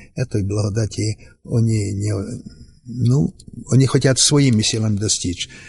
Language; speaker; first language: Russian; non-native, local second language; Rusyn